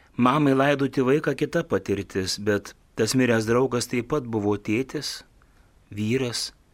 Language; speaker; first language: Lithuanian; native; Lithuanian